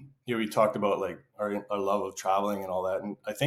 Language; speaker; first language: English; native; English